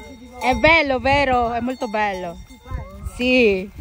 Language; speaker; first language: Italian; non-native, learner; Filipino